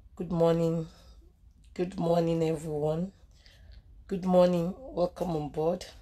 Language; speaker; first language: English; non-native, local second language; Yoruba